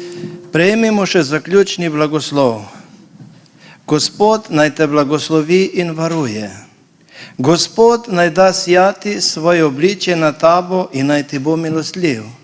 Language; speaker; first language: Slovenian; native; Slovenian